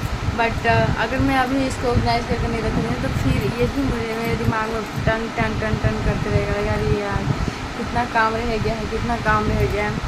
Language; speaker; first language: Hindi; native; Hindi